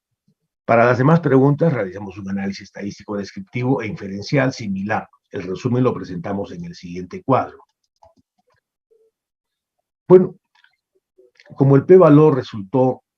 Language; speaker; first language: Spanish; native; Spanish